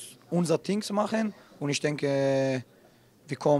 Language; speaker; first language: German; non-native, learner; Hebrew